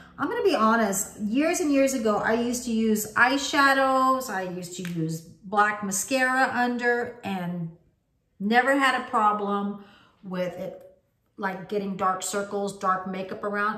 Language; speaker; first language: English; native; English